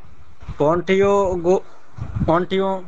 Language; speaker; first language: English; non-native, learner; Bangla